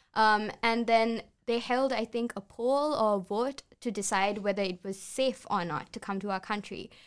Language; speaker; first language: English; non-native, local second language; Sinhala